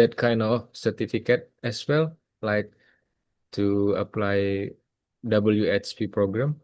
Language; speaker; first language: English; non-native, fluent; Indonesian